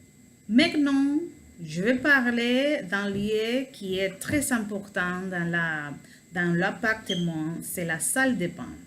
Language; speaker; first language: French; non-native, learner; Spanish